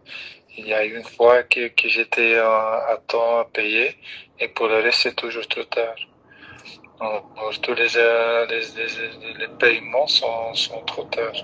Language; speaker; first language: French; non-native, local second language; Dutch